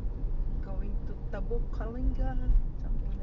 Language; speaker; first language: English; non-native, local second language; Iloko